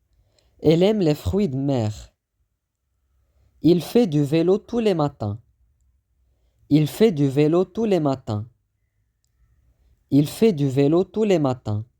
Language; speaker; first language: French; non-native, fluent; Arabic